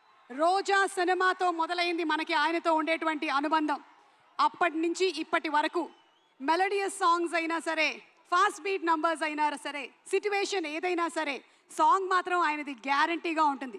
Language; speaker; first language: Telugu; native; Telugu